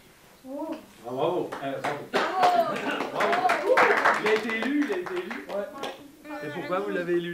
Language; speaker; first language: French; native; French